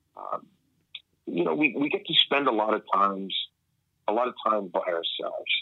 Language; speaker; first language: English; native; English